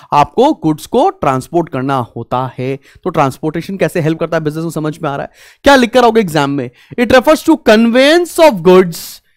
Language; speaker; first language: Hindi; native; Hindi